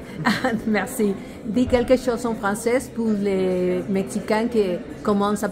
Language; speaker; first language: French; non-native, learner; Spanish